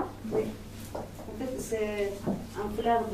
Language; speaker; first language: French; non-native, learner; Azerbaijani